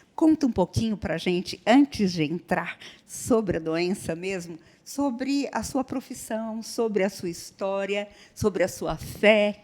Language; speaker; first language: Portuguese; native; Portuguese